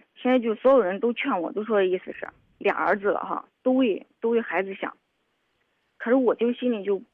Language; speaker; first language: Chinese; native; Chinese